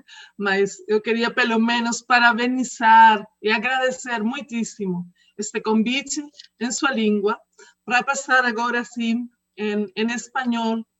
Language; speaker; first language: Portuguese; non-native, fluent; Spanish